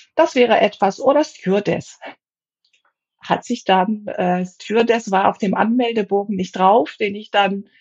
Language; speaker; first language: German; non-native, fluent; Greek